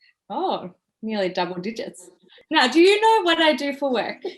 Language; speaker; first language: English; native; English